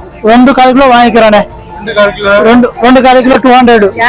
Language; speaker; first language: Telugu; native; Telugu